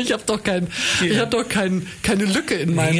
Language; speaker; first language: German; native; German